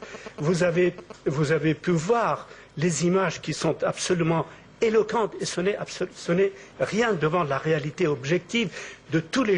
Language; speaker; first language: French; native; French